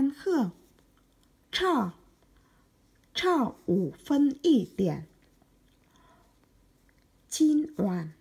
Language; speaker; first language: Chinese; non-native, learner; Vietnamese